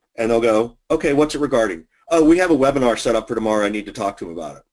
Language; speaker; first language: English; native; English